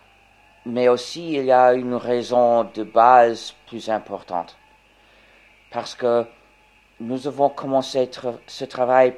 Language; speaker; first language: French; non-native, fluent; English